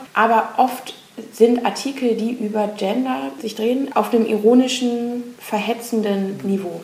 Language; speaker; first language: German; native; German